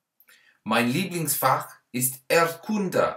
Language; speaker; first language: German; non-native, learner; English